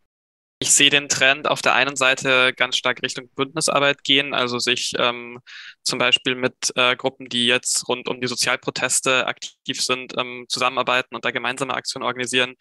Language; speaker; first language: German; native; German